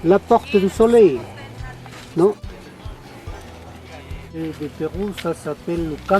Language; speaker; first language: French; non-native, fluent; Spanish